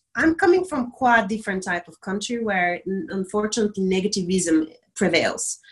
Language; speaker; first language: English; non-native, fluent; Bulgarian